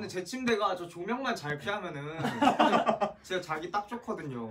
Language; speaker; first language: Korean; native; Korean